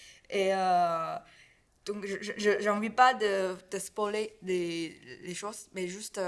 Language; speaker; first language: French; non-native, learner; Chinese